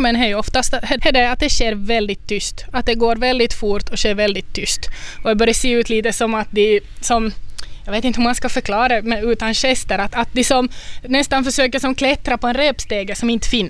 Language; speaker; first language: Swedish; native; Swedish